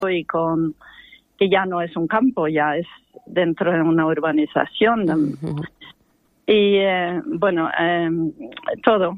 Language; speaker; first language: Spanish; non-native, fluent; Norwegian